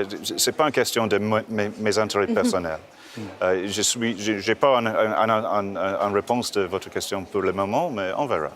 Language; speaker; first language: French; non-native, fluent; English